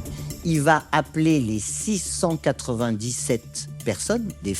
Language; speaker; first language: French; native; French